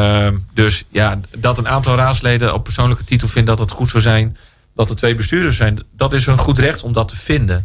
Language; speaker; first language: Dutch; native; Dutch